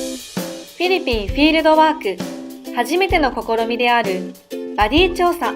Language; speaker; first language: Japanese; native; Japanese